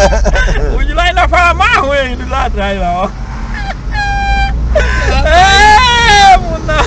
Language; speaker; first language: Portuguese; native; Portuguese